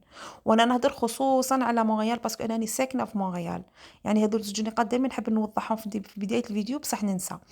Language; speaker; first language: Arabic; native; Arabic